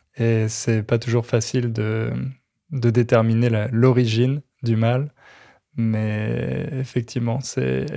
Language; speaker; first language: French; native; French